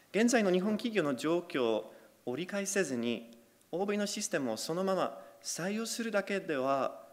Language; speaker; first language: Japanese; non-native, fluent; Polish